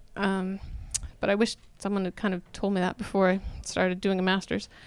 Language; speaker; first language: English; native; English